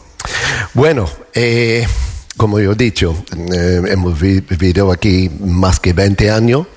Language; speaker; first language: Spanish; non-native, fluent; English